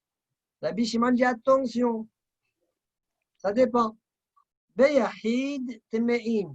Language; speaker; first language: French; native; French